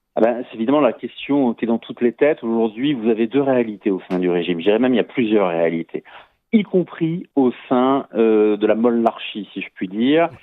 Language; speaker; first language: French; native; French